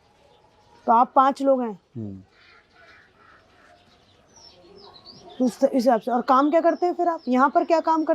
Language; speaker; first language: Hindi; native; Hindi